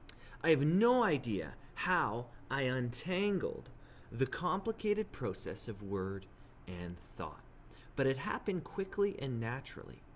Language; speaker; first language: English; native; English